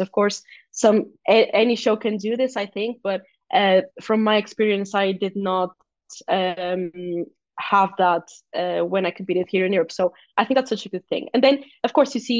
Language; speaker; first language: English; non-native, fluent; Portuguese